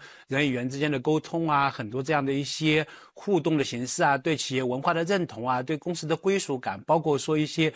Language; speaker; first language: Chinese; native; Chinese